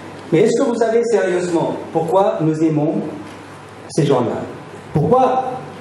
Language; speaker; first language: French; native; French